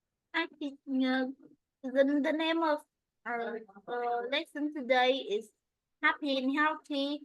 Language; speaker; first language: English; non-native, learner; Vietnamese